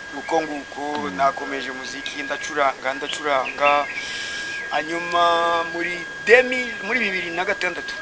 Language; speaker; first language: Kinyarwanda; early bilingual, heritage; Kinyarwanda